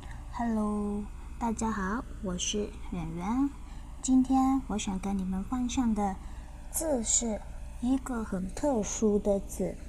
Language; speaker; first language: Chinese; non-native, fluent; Burmese